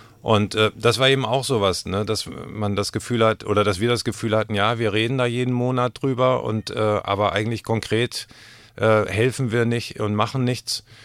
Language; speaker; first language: German; native; German